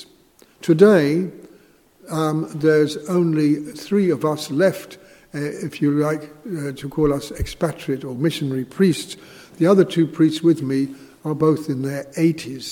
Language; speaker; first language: English; native; English